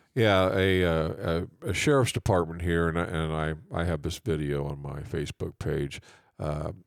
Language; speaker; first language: English; native; English